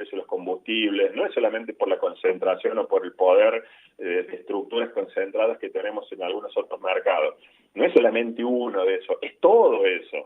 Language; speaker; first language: Spanish; native; Spanish